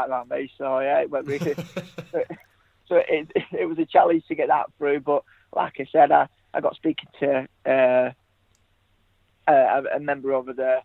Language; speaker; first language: English; native; English